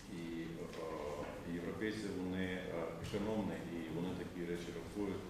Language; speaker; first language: Ukrainian; non-native, fluent; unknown